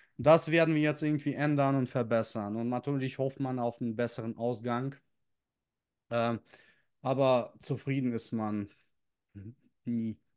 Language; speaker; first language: German; early bilingual, other home language; Russian